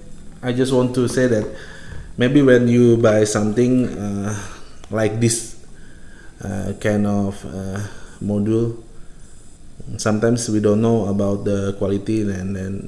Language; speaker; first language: English; non-native, fluent; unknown